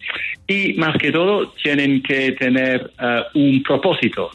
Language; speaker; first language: Spanish; non-native, fluent; English